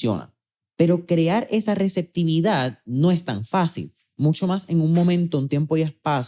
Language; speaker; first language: Spanish; native; Spanish